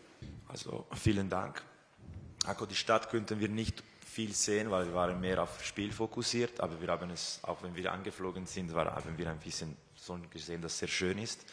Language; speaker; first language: German; non-native, fluent; Italian